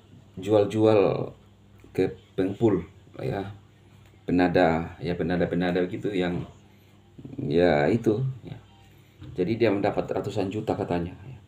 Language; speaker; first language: Indonesian; native; Indonesian